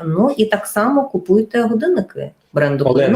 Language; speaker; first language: Ukrainian; native; Ukrainian